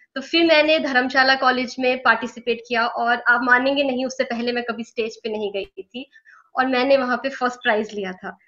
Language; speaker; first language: Hindi; native; Hindi